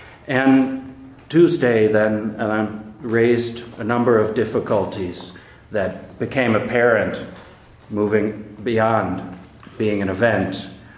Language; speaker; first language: English; native; English